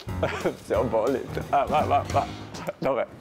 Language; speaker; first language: Russian; non-native, learner; Italian